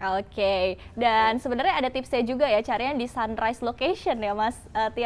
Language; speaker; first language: Indonesian; native; Indonesian